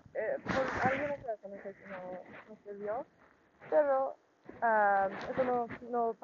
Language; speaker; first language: Spanish; non-native, learner; English